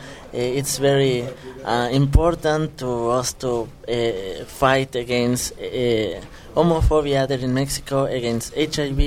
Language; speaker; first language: English; non-native, fluent; Spanish